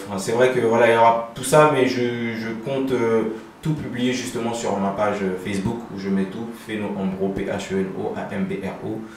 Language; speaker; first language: French; early bilingual, other home language; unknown